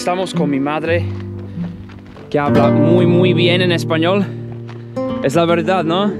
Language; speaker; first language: Spanish; non-native, fluent; English